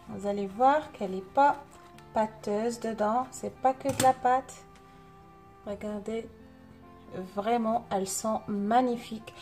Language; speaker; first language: French; non-native, local second language; Arabic